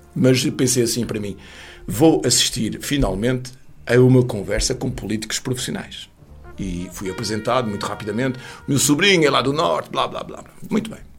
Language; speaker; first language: Portuguese; early bilingual, heritage; French